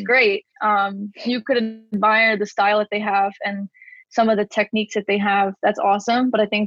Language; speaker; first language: English; native; English